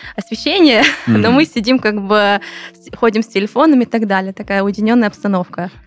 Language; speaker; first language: Russian; non-native, local second language; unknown